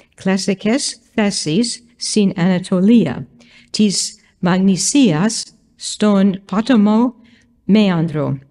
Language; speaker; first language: Greek; non-native, fluent; English